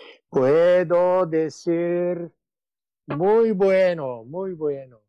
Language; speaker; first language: Spanish; non-native, learner; Turkish